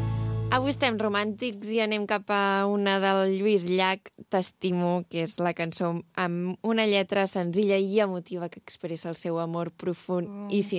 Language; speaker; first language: Catalan; native; Catalan